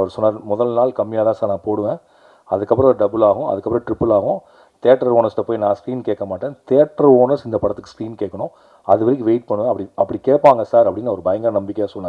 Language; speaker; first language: Tamil; native; Tamil